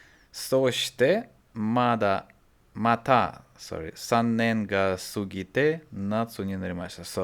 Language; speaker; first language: Japanese; non-native, learner; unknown